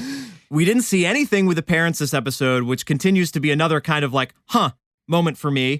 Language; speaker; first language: English; native; English